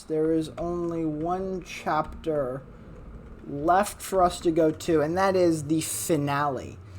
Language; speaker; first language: English; native; English